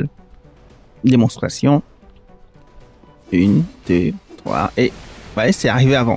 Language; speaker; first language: French; native; French